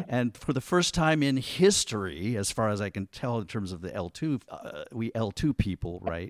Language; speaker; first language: English; native; English